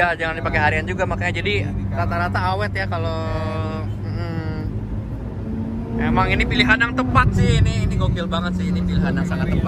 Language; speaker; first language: Indonesian; native; Indonesian